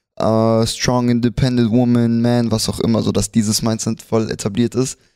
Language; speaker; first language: German; early bilingual, other home language; Spanish